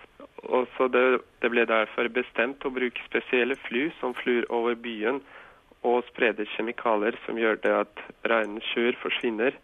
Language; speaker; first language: Norwegian; non-native, fluent; Russian